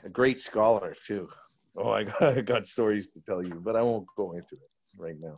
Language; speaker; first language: English; native; English